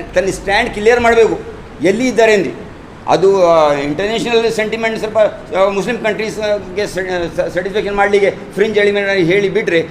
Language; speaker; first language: Kannada; non-native, local second language; Konkani